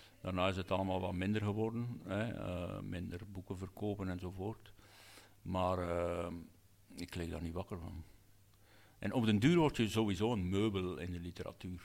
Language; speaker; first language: Dutch; native; Dutch